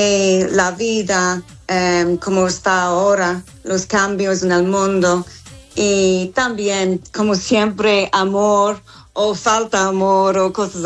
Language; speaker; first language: Spanish; non-native, fluent; English